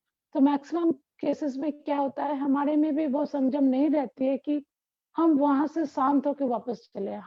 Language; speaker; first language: Hindi; non-native, local second language; Bangla